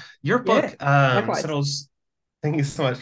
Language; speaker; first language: English; native; English